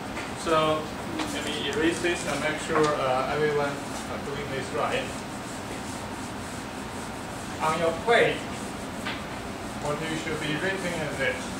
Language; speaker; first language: English; non-native, fluent; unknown